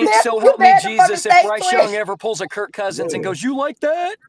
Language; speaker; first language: English; native; English